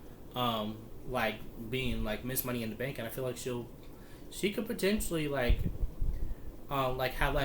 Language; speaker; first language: English; native; English